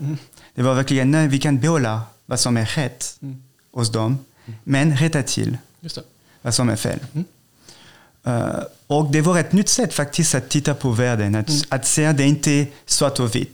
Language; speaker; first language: Swedish; non-native, fluent; French